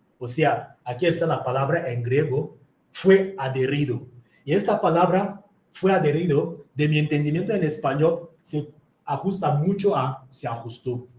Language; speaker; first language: Spanish; non-native, fluent; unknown